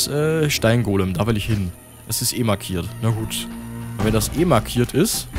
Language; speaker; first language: German; native; German